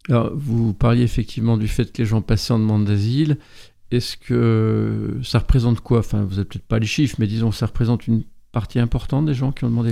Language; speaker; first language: French; native; French